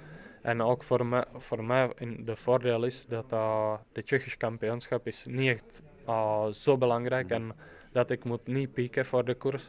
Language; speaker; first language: Dutch; non-native, fluent; Czech